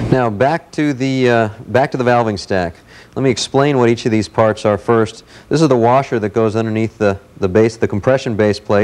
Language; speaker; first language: English; native; English